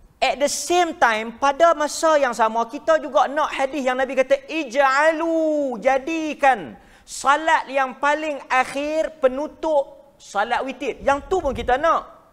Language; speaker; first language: Malay; native; Malay